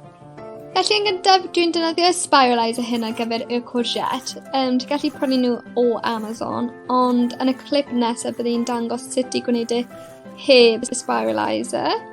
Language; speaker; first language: Welsh; non-native, local second language; English